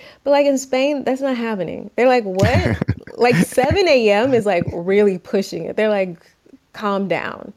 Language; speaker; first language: English; native; English